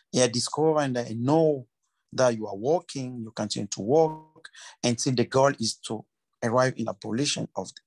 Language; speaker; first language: English; non-native, learner; French